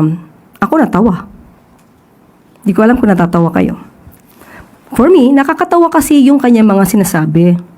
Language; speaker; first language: Filipino; native; Filipino